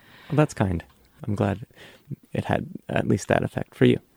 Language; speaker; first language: English; native; English